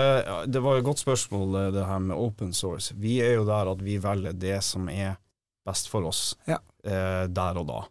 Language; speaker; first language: Norwegian; native; Norwegian